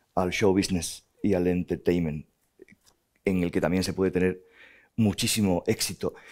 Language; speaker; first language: Spanish; native; Spanish